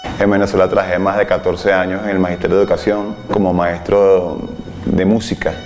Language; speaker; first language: Spanish; native; Spanish